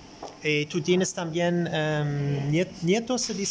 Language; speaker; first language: Spanish; non-native, learner; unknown